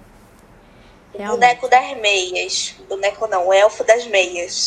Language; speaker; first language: Portuguese; native; Portuguese